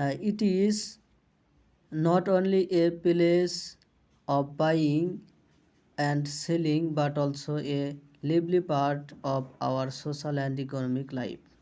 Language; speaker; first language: English; non-native, local second language; Bangla